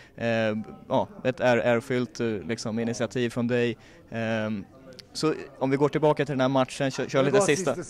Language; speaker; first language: Swedish; native; Swedish